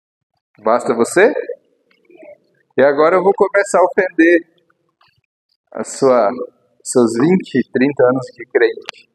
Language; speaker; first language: Portuguese; native; Portuguese